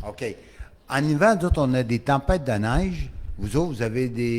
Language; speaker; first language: French; native; French